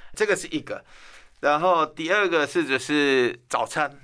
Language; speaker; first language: Chinese; non-native, fluent; Persian